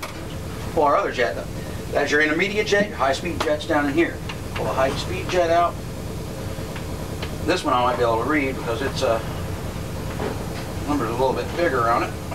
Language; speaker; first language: English; native; English